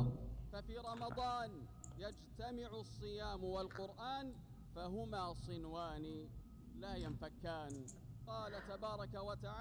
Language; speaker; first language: Arabic; native; Arabic